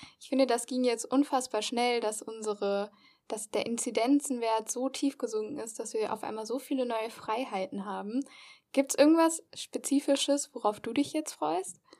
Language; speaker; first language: German; native; German